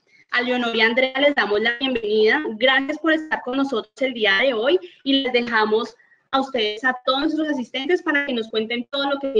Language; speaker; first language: Spanish; native; Spanish